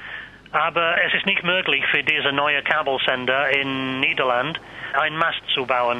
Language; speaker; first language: German; non-native, learner; English